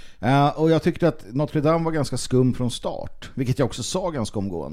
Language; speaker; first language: Swedish; native; Swedish